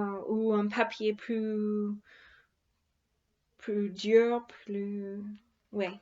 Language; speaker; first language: French; non-native, fluent; English